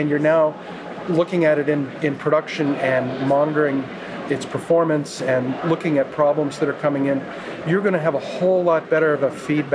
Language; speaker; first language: English; native; English